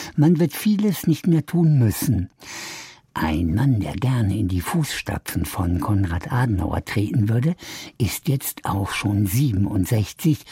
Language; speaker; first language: German; native; German